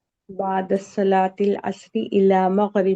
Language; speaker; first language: Arabic; non-native, learner; Urdu